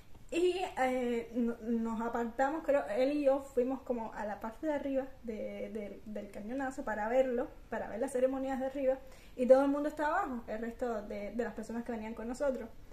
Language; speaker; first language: Spanish; native; Spanish